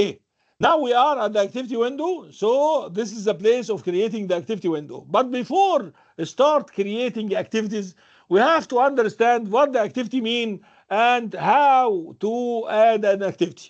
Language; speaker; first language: English; non-native, fluent; Arabic